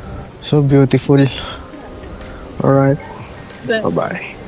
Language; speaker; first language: English; non-native, local second language; Filipino